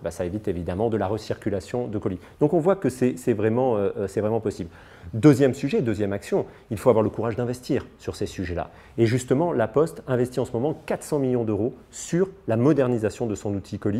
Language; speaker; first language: French; native; French